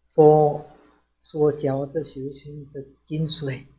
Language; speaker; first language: Chinese; non-native, fluent; Czech